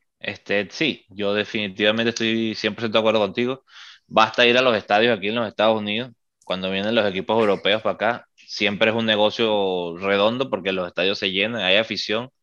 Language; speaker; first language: Spanish; native; Spanish